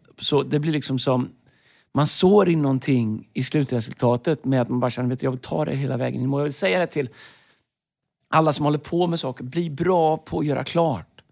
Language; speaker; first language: Swedish; native; Swedish